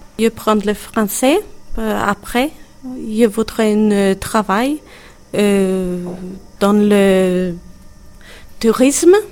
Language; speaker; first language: French; non-native, learner; Swedish